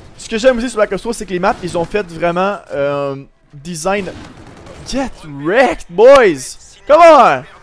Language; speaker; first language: French; native; French